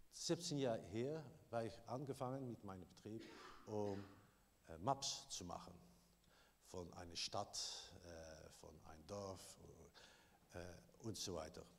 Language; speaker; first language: German; non-native, learner; Dutch